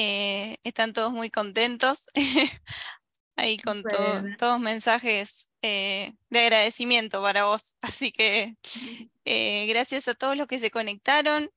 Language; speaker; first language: Spanish; native; Spanish